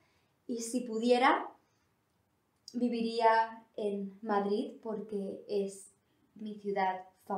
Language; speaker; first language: Spanish; non-native, learner; English